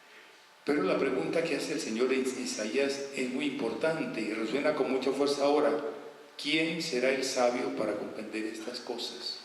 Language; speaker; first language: Spanish; native; Spanish